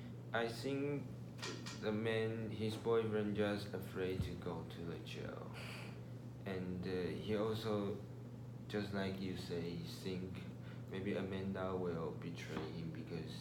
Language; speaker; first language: English; non-native, learner; Chinese